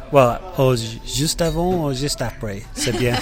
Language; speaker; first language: French; non-native, learner; English